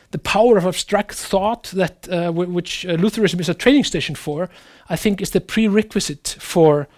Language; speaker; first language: English; non-native, fluent; Icelandic